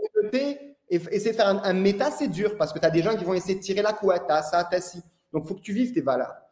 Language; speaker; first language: French; non-native, local second language; Arabic